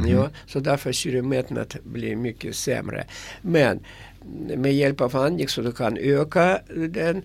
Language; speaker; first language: Swedish; non-native, fluent; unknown